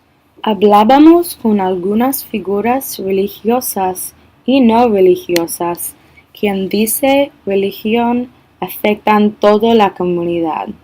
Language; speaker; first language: Spanish; non-native, learner; English